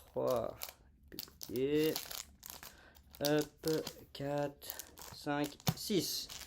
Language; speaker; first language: French; native; French